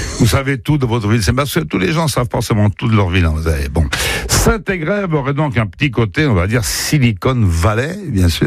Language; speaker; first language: French; native; French